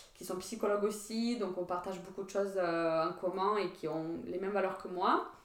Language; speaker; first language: French; non-native, fluent; Ukrainian